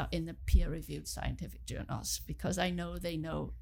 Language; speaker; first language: English; native; English